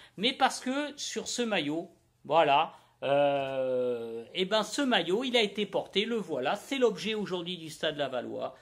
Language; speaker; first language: French; native; French